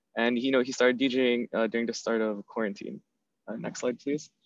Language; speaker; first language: English; native; English